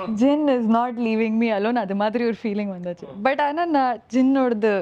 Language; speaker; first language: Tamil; early bilingual, heritage; Tamil